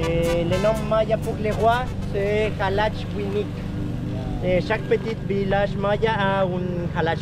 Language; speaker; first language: French; non-native, learner; Spanish